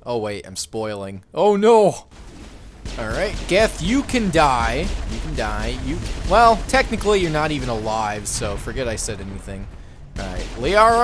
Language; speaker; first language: English; native; English